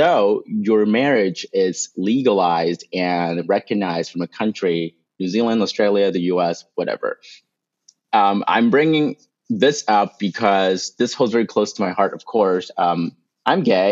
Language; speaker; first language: English; non-native, local second language; Cantonese